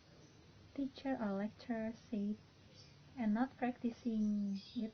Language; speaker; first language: English; non-native, learner; Indonesian